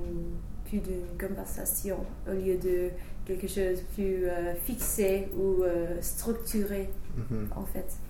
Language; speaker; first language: French; non-native, fluent; English